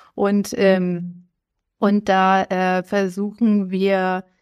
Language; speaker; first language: German; native; German